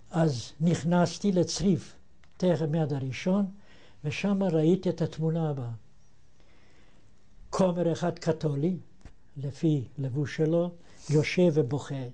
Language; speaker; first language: Hebrew; non-native, fluent; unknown